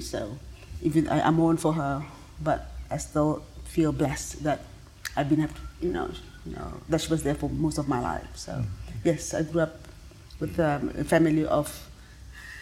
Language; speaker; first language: English; non-native, local second language; Tswana